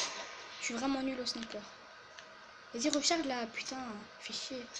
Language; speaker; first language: French; native; French